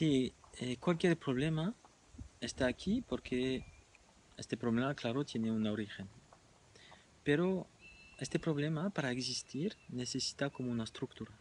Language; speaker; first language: Spanish; non-native, fluent; French